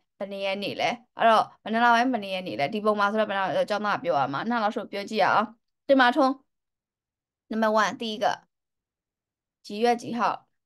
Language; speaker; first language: Chinese; native; Chinese